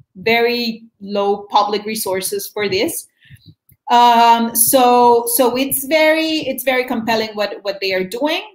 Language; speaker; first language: English; non-native, fluent; Spanish